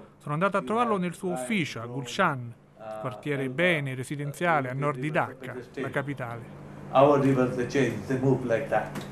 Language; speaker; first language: Italian; native; Italian